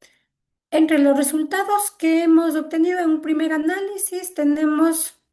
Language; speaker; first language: Spanish; native; Spanish